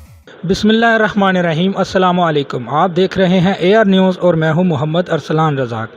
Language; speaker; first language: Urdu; non-native, local second language; Punjabi